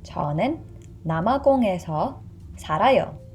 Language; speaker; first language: Korean; non-native, fluent; English